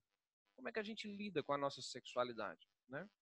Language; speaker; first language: Portuguese; native; Portuguese